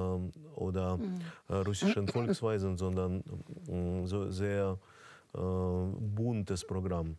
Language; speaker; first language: German; non-native, fluent; Russian